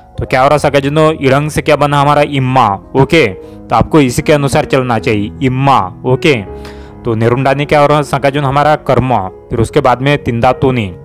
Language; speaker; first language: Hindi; non-native, local second language; Gondi